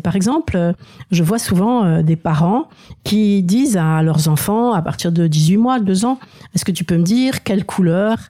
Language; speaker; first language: French; native; French